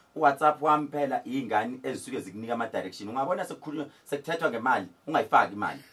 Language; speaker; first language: Zulu; native; Zulu